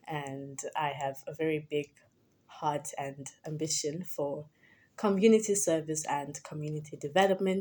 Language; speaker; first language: English; non-native, local second language; Xhosa